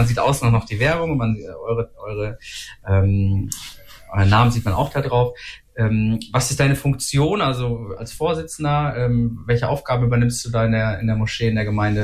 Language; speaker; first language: German; native; German